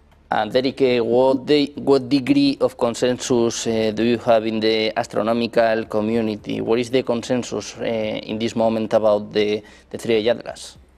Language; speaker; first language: English; non-native, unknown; Spanish